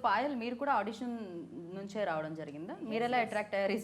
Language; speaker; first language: Telugu; native; Telugu